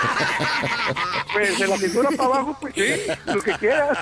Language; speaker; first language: Spanish; native; Spanish